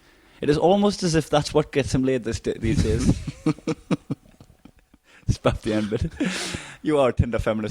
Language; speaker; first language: English; native; English